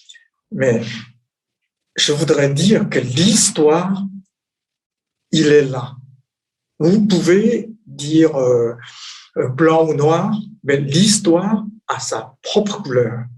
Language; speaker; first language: French; non-native, fluent; Chinese